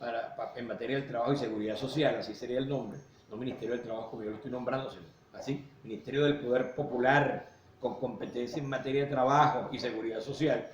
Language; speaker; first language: Spanish; native; Spanish